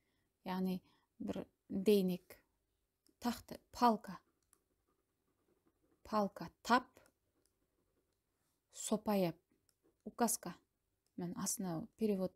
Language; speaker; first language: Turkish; non-native, fluent; Kazakh